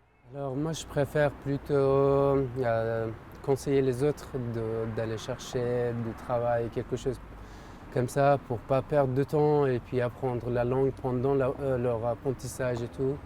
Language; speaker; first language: French; non-native, fluent; Persian